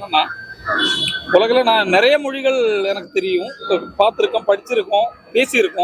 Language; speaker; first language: Tamil; native; Tamil